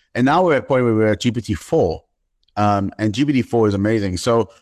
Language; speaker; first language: English; native; English